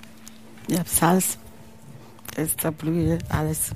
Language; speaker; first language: German; non-native, learner; Akan